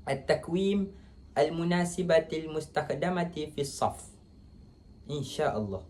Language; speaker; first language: Arabic; non-native, learner; Malay